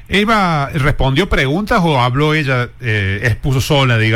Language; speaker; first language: Spanish; native; Spanish